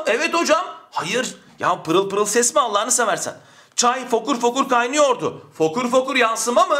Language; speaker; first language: Turkish; native; Turkish